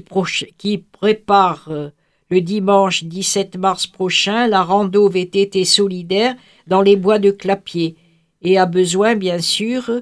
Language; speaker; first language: French; native; French